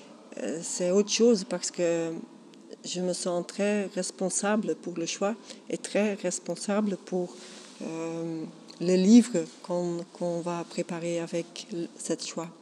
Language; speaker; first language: French; non-native, local second language; Dutch